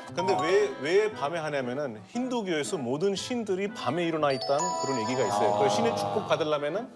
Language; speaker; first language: Korean; non-native, fluent; Hindi